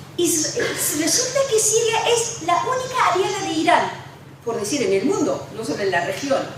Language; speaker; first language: Spanish; non-native, fluent; Persian